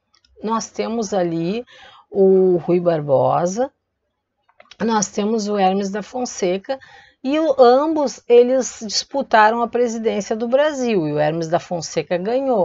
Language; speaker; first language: Portuguese; native; Portuguese